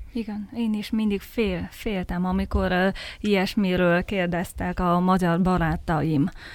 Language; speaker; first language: Hungarian; non-native, fluent; Chinese